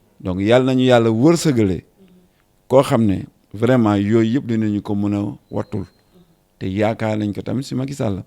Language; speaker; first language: Wolof; native; Wolof